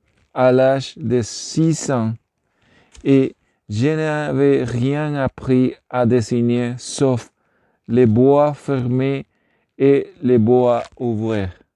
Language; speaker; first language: French; non-native, learner; Spanish